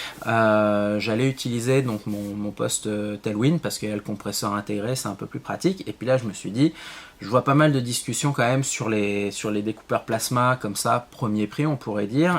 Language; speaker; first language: French; native; French